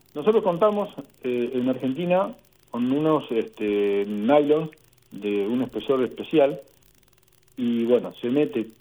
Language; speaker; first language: Spanish; native; Spanish